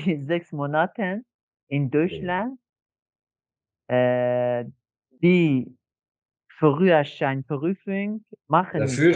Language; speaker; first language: German; non-native, learner; Kurdish